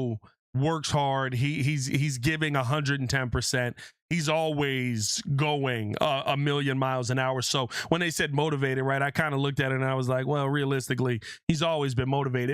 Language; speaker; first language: English; native; English